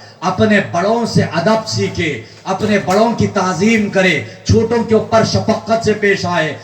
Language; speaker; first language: Urdu; native; Urdu